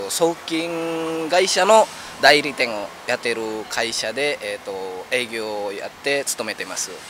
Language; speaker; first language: Japanese; non-native, fluent; Indonesian